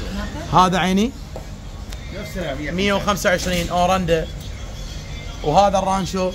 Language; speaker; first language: Arabic; native; Arabic